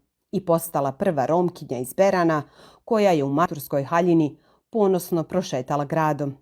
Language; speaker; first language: Bosnian; native; Bosnian